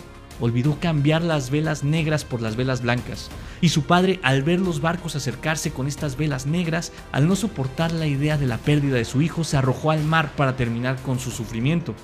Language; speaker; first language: Spanish; native; Spanish